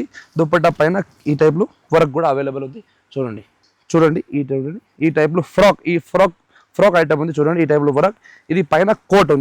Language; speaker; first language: Telugu; non-native, local second language; Urdu